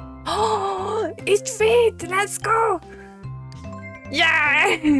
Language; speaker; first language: English; non-native, fluent; French